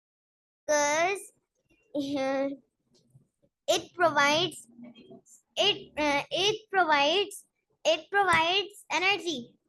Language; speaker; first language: English; non-native, learner; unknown